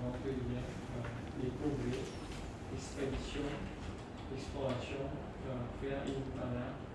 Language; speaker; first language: French; non-native, learner; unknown